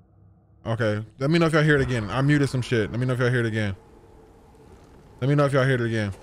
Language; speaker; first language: English; native; English